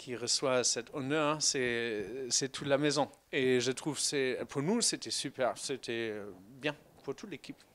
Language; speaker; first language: French; non-native, fluent; German